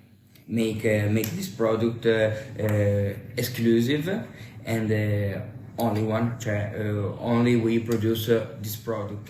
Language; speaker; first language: English; non-native, learner; Italian